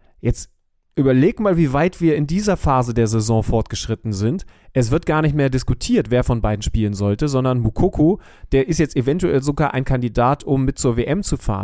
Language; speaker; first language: German; native; German